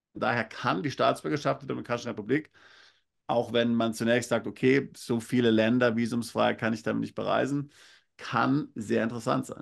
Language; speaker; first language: German; native; German